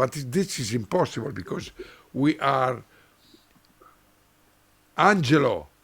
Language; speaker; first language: English; non-native, learner; Italian